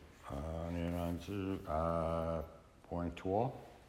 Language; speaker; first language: French; native; French